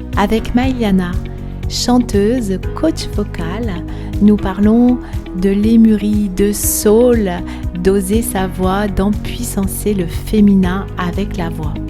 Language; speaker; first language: French; native; French